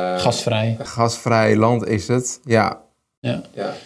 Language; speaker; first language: Dutch; early bilingual, other home language; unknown